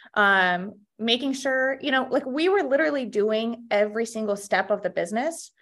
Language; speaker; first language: English; early bilingual, other home language; Russian